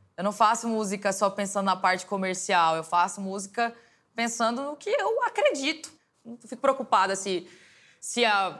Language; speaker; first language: Portuguese; native; Portuguese